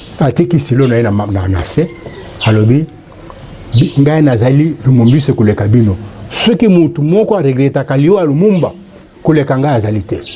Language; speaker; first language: Lingala; non-native, local second language; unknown